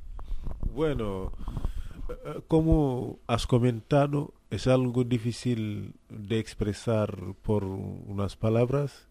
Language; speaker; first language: Spanish; non-native, fluent; Wolof